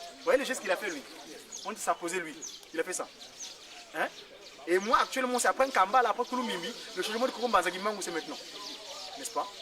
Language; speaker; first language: French; non-native, local second language; Kongo